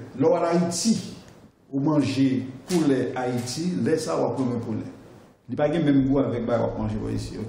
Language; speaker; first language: French; non-native, local second language; Haitian Creole